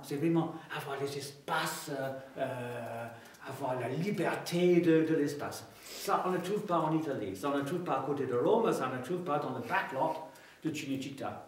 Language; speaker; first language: French; non-native, fluent; English